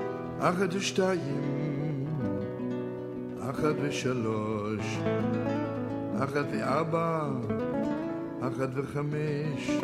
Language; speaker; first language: Hebrew; non-native, fluent; Yiddish